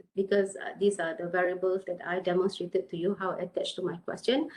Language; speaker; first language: English; non-native, local second language; Malay